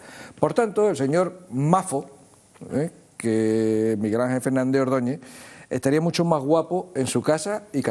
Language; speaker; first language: Spanish; native; Spanish